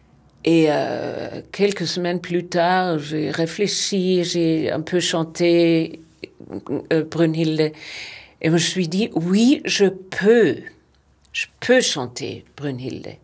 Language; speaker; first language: French; non-native, fluent; German